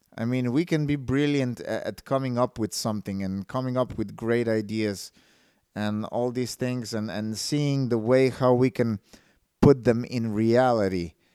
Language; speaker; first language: English; non-native, fluent; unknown